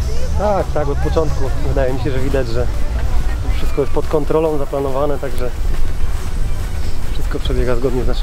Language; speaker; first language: Polish; native; Polish